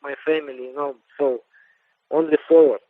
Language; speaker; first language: English; non-native, learner; Russian